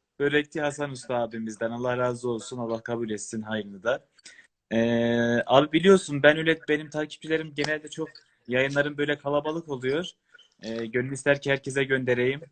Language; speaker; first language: Turkish; native; Turkish